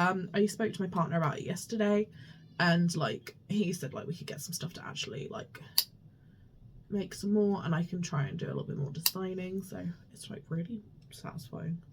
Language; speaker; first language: English; native; English